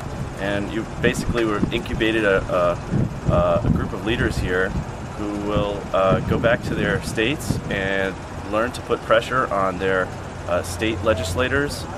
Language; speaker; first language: English; native; English